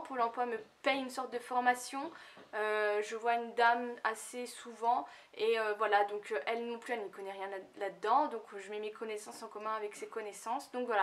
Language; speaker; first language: French; native; French